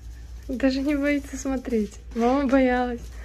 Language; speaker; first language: Russian; native; Russian